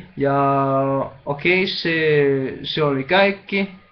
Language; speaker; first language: Finnish; non-native, learner; Spanish